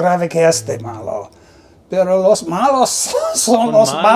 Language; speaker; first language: Spanish; non-native, learner; English